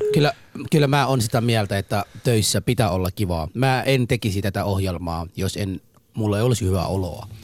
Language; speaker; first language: Finnish; non-native, fluent; Somali